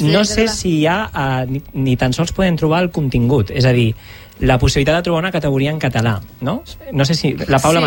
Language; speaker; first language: Catalan; native; Catalan